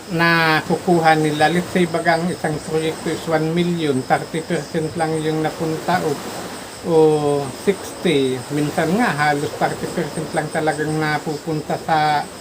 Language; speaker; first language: Filipino; non-native, local second language; Bikol